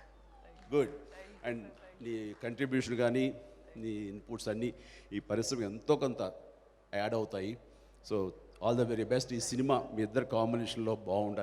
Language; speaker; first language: Telugu; native; Telugu